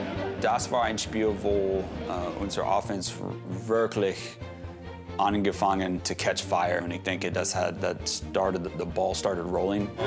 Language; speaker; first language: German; non-native, fluent; English